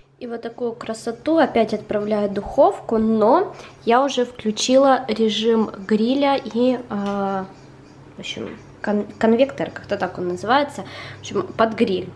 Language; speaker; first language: Russian; native; Russian